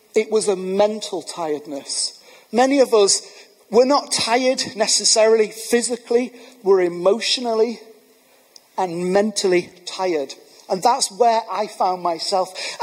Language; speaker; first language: English; native; English